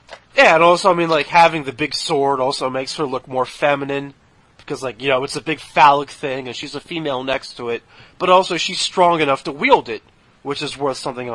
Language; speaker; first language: English; native; English